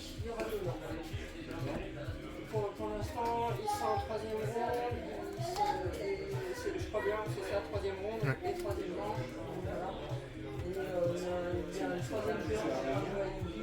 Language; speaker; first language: French; native; French